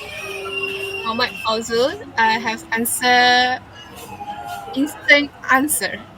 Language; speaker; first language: English; non-native, local second language; Malay